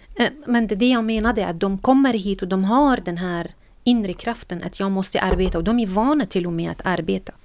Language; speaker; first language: Swedish; non-native, fluent; Arabic